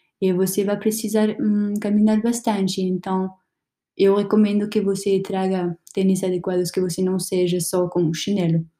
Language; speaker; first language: Portuguese; non-native, learner; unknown